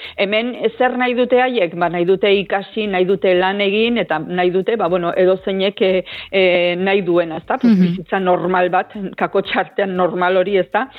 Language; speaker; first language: Basque; native; Basque